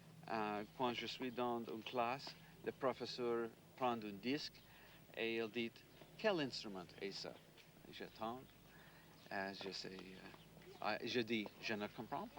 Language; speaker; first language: French; non-native, fluent; English